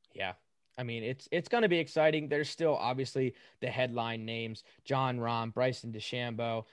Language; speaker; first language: English; native; English